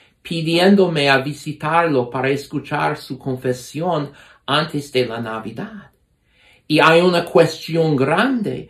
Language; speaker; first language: Spanish; non-native, fluent; English